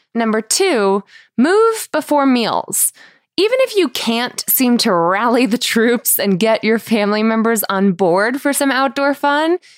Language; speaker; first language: English; native; English